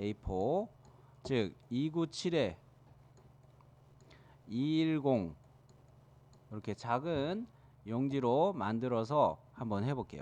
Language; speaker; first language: Korean; native; Korean